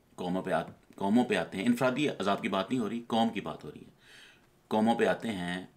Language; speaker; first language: Urdu; native; Urdu